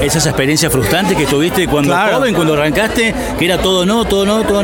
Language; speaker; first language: Spanish; native; Spanish